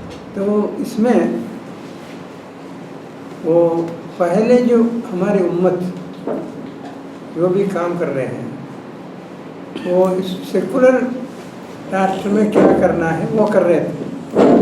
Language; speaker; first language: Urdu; non-native, local second language; Malayalam